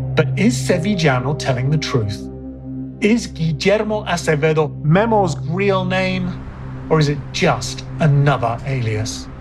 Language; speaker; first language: English; native; English